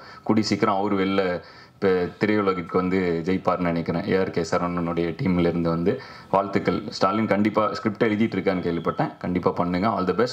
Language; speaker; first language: Tamil; native; Tamil